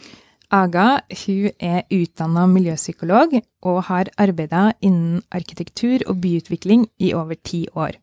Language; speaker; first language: Norwegian; native; Norwegian